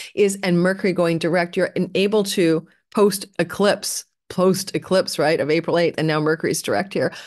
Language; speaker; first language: English; native; English